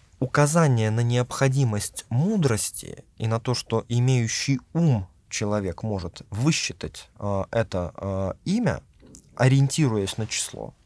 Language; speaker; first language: Russian; native; Russian